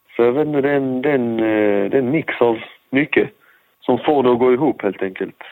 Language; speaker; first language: Swedish; early bilingual, other home language; Persian